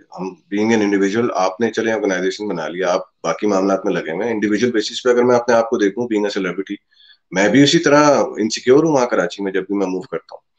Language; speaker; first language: Urdu; native; Urdu